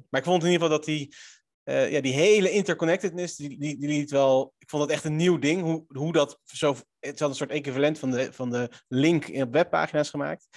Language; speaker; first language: Dutch; native; Dutch